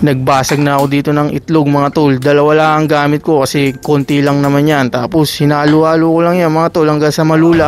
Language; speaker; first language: Filipino; native; Filipino